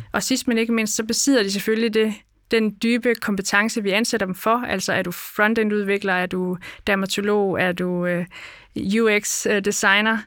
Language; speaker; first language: Danish; native; Danish